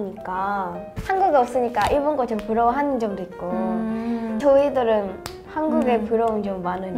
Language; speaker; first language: Korean; non-native, fluent; Japanese